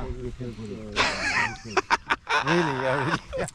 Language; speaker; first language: English; non-native, learner; German